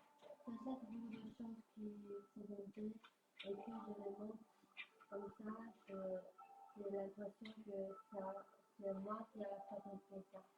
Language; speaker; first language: French; non-native, learner; Chinese